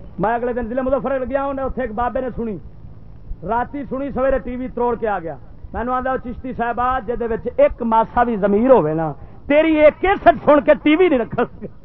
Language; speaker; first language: Urdu; native; Urdu